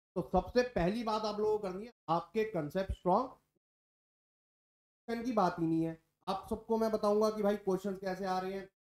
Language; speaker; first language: Hindi; native; Hindi